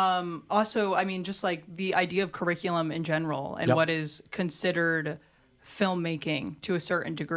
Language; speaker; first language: English; native; English